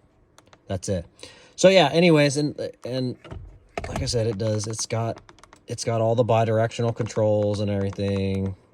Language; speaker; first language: English; native; English